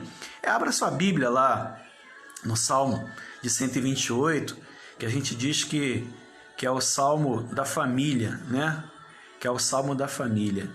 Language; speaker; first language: Portuguese; native; Portuguese